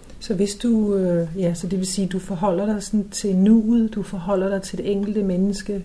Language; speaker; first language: Danish; native; Danish